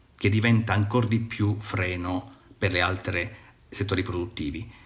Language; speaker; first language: Italian; native; Italian